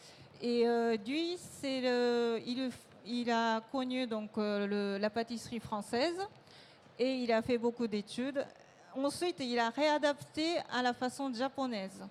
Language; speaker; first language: French; non-native, fluent; Japanese